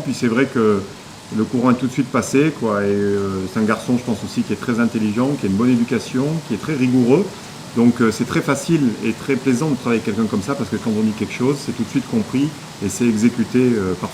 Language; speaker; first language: French; native; French